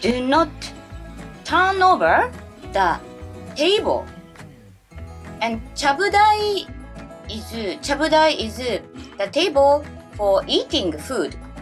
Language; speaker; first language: English; non-native, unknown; Japanese